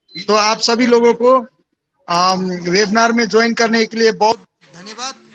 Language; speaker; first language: Hindi; non-native, local second language; Nepali